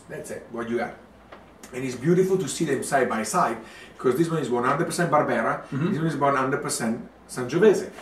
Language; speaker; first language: English; non-native, fluent; Italian